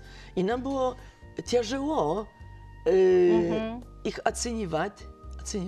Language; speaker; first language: Russian; non-native, fluent; Polish